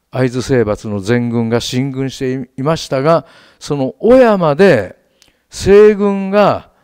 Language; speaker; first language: Japanese; native; Japanese